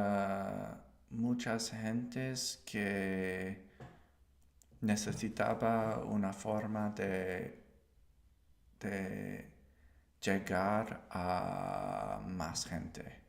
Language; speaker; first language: Spanish; non-native, learner; English